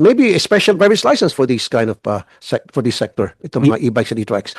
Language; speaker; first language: English; non-native, local second language; Filipino